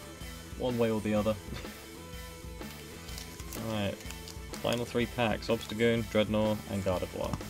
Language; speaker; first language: English; native; English